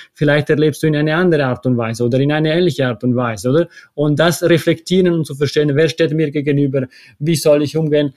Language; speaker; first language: German; non-native, local second language; Italian